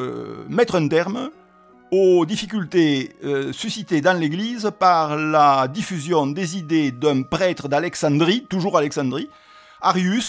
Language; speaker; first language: French; native; French